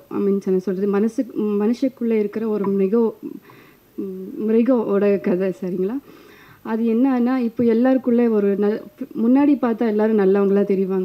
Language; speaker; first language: Tamil; non-native, fluent; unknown